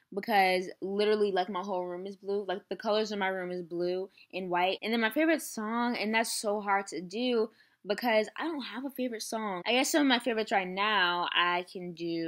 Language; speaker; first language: English; native; English